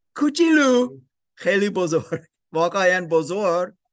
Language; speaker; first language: Persian; non-native, learner; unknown